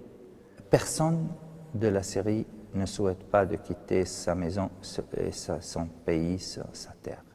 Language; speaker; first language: French; non-native, fluent; Arabic